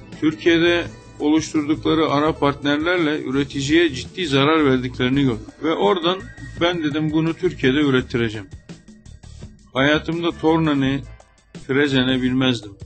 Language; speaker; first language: Turkish; native; Turkish